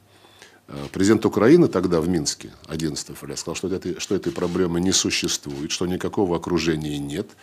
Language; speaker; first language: Russian; native; Russian